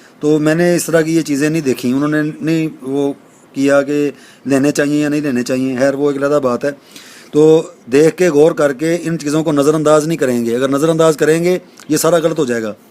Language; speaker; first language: Urdu; native; Urdu